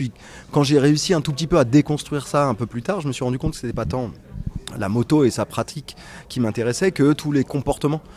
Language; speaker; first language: French; native; French